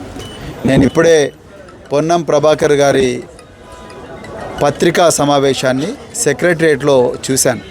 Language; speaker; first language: Telugu; native; Telugu